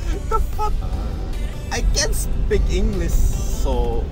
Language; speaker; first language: English; non-native, learner; Indonesian